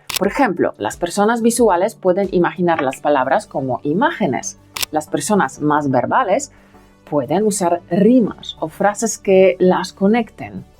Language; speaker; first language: Spanish; non-native, fluent; Polish